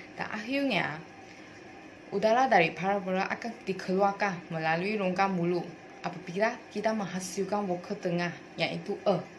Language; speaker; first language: Malay; non-native, local second language; Chinese